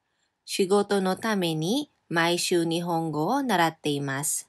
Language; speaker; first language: Japanese; non-native, fluent; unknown